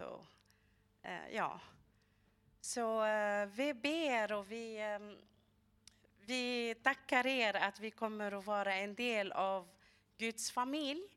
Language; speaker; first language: Swedish; early bilingual, other home language; Arabic